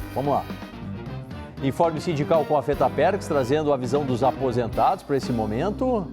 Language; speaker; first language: Portuguese; native; Portuguese